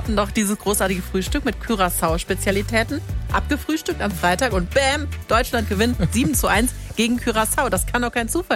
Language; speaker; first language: German; native; German